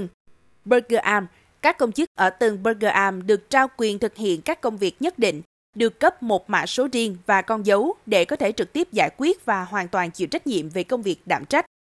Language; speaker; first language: Vietnamese; native; Vietnamese